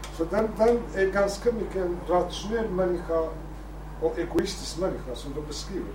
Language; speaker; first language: Swedish; non-native, fluent; Kurdish